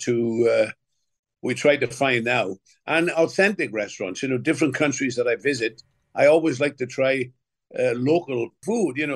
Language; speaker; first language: English; native; English